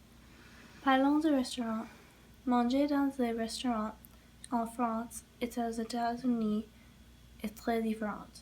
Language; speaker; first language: French; non-native, learner; English